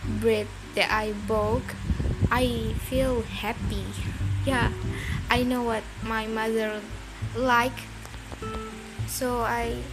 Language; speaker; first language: English; non-native, learner; Indonesian